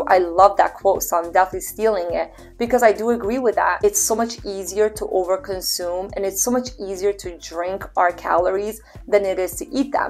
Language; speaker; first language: English; native; English